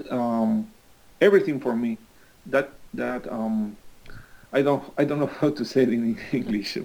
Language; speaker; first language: English; non-native, fluent; Spanish